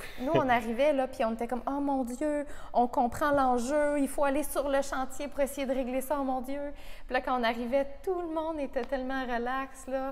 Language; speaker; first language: French; native; French